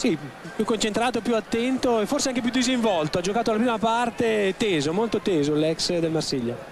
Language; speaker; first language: Italian; native; Italian